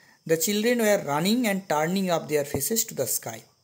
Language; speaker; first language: English; non-native, local second language; Bangla